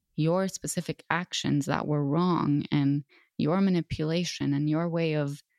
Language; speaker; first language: English; non-native, fluent; Arabic